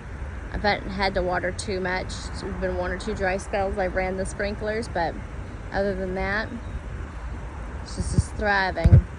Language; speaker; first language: English; native; English